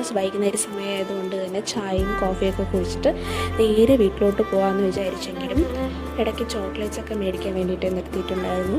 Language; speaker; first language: Malayalam; native; Malayalam